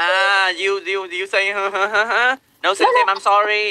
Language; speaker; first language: English; non-native, learner; Vietnamese